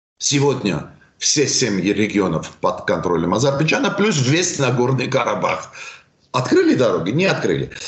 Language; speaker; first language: Russian; non-native, local second language; Armenian